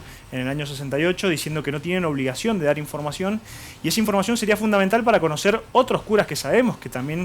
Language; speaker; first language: Spanish; native; Spanish